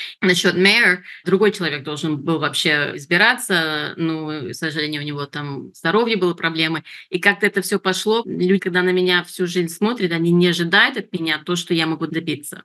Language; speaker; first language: Russian; early bilingual, heritage; Russian